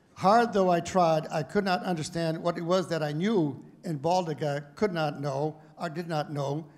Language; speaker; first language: English; early bilingual, other home language; Polish